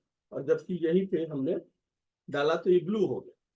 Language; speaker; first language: Hindi; native; Hindi